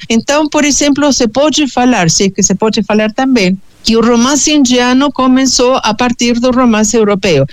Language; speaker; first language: Portuguese; non-native, fluent; Spanish